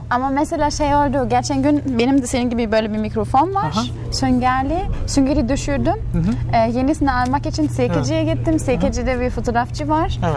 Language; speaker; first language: Turkish; non-native, fluent; German